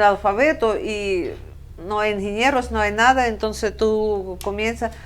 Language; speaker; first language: Spanish; non-native, fluent; Russian